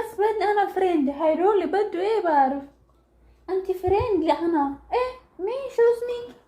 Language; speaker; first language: Arabic; non-native, learner; Oromo